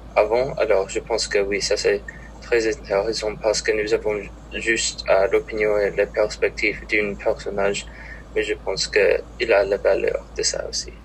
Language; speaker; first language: French; non-native, learner; English